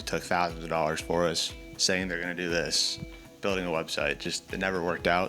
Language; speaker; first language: English; native; English